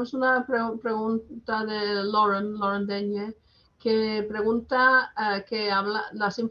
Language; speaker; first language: Spanish; non-native, fluent; English